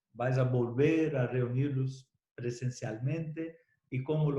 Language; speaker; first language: Spanish; non-native, fluent; Portuguese